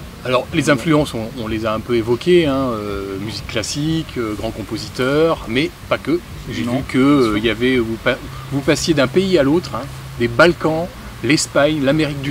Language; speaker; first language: French; native; French